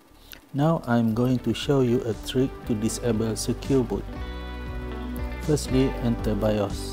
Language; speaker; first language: English; non-native, local second language; Malay